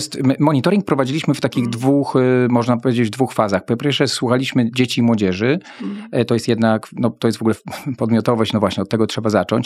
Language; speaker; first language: Polish; native; Polish